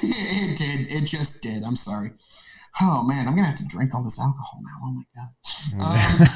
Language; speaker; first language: English; native; English